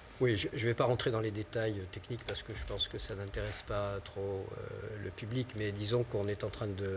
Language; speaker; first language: French; native; French